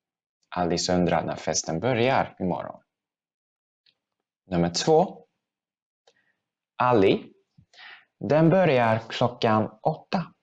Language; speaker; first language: Swedish; non-native, fluent; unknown